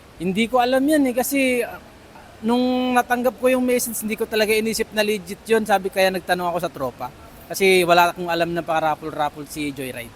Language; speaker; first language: Filipino; native; Filipino